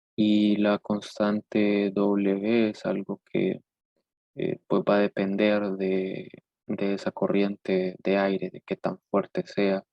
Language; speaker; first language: Spanish; native; Spanish